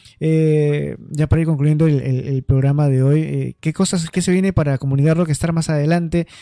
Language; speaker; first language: Spanish; native; Spanish